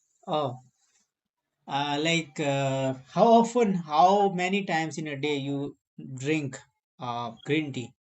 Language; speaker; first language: English; non-native, learner; Nepali